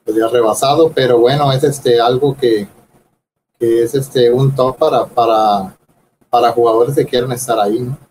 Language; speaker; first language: Spanish; native; Spanish